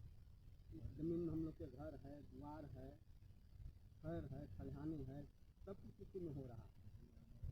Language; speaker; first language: Hindi; non-native, local second language; Magahi